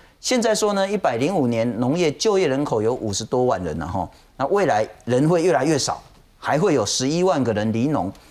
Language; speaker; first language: Chinese; native; Chinese